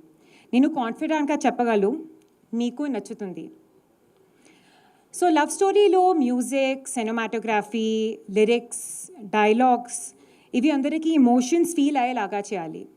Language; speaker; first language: Telugu; non-native, learner; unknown